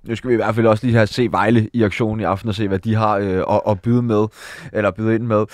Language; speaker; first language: Danish; native; Danish